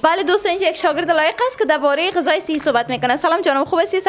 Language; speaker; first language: Persian; native; Persian